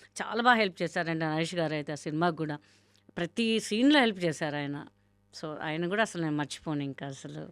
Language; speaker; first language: Telugu; non-native, local second language; Hindi